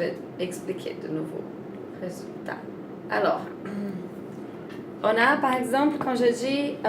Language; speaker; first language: French; non-native, fluent; Portuguese